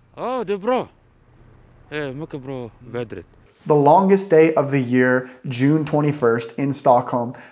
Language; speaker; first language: English; native; English